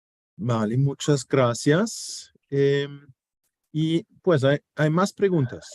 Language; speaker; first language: Spanish; non-native, fluent; German